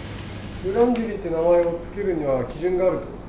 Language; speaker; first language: Japanese; native; Japanese